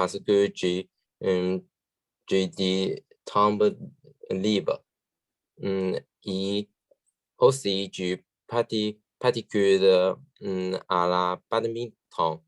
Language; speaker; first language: French; non-native, learner; Chinese